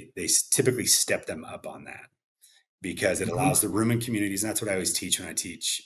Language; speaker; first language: English; native; English